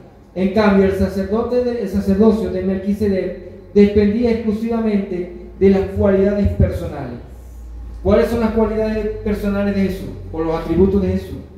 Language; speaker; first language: Spanish; native; Spanish